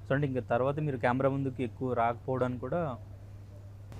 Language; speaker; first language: Telugu; native; Telugu